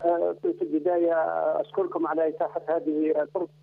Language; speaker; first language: Arabic; native; Arabic